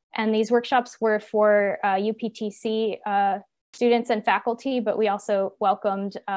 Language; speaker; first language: English; native; English